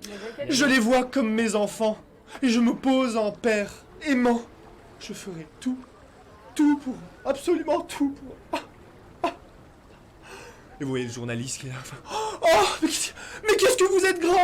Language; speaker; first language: French; native; French